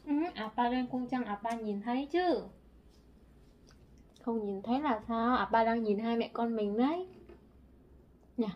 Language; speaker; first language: Vietnamese; native; Vietnamese